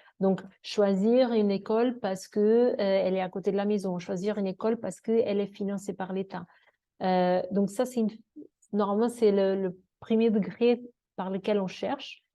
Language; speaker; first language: French; non-native, fluent; Portuguese